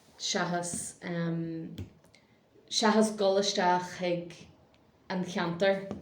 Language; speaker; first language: Irish; non-native, local second language; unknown